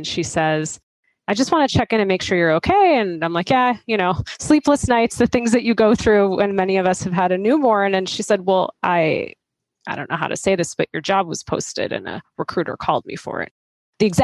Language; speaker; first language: English; native; English